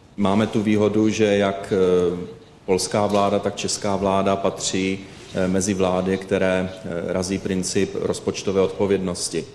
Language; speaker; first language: Czech; native; Czech